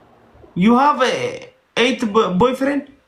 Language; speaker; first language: English; non-native, learner; Oromo